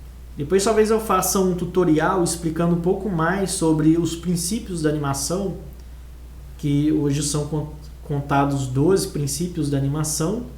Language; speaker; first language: Portuguese; native; Portuguese